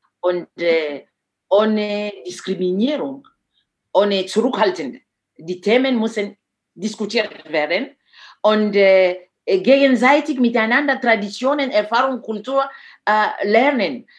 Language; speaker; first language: German; non-native, fluent; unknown